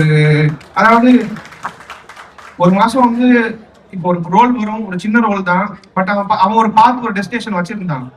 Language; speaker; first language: Tamil; native; Tamil